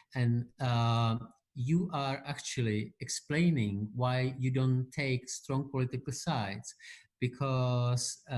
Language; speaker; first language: English; non-native, fluent; Czech